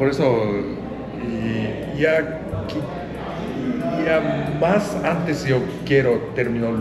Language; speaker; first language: Spanish; non-native, learner; Japanese